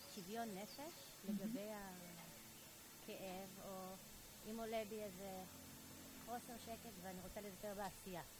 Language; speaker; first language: Hebrew; non-native, fluent; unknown